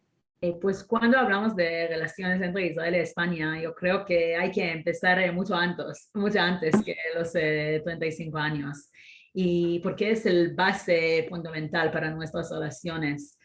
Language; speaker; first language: Spanish; non-native, fluent; Hebrew